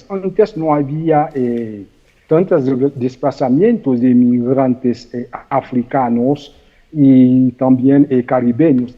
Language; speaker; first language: Spanish; non-native, fluent; Haitian Creole